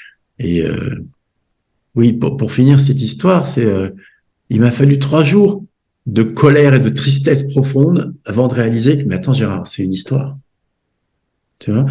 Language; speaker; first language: French; native; French